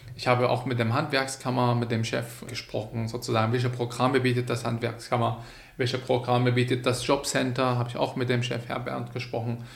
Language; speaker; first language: German; non-native, fluent; Arabic